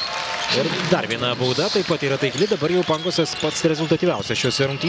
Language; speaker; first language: Lithuanian; native; Lithuanian